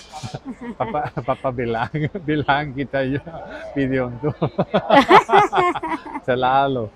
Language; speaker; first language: Indonesian; non-native, learner; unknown